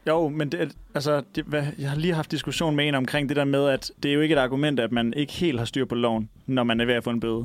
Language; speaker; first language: Danish; native; Danish